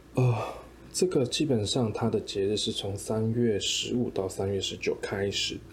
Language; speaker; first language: Chinese; native; Chinese